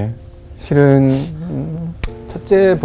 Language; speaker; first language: Korean; native; Korean